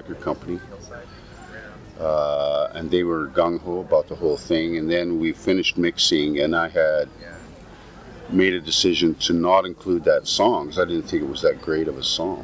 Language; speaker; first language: English; native; English